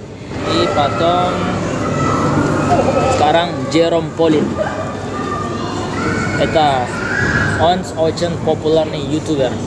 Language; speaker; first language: Russian; non-native, learner; Indonesian